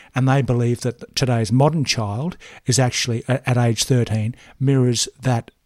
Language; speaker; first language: English; native; English